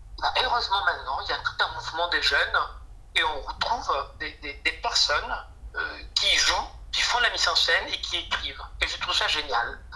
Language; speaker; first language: French; non-native, fluent; Spanish